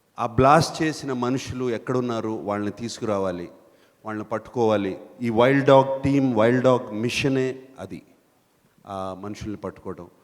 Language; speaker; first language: Telugu; native; Telugu